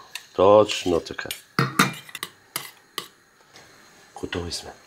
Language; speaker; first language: Bulgarian; non-native, fluent; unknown